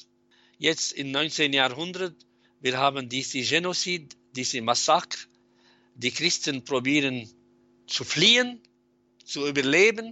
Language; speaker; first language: German; non-native, fluent; Arabic